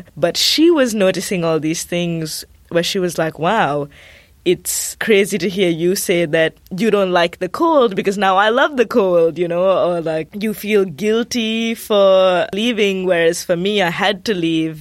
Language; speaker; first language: English; non-native, local second language; Sinhala